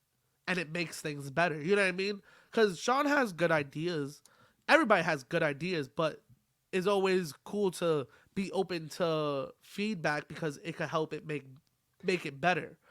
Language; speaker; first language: English; native; English